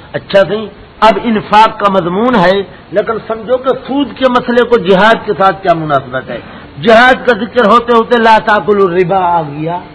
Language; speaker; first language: Urdu; non-native, local second language; Punjabi